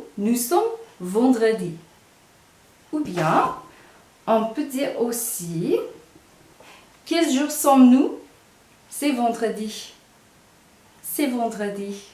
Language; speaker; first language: French; non-native, fluent; English